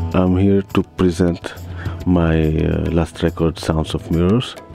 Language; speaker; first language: English; non-native, learner; Arabic